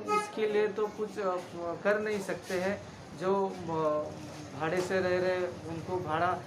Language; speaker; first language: Hindi; non-native, local second language; Marathi